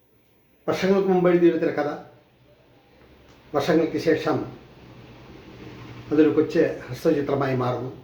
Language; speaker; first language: Malayalam; native; Malayalam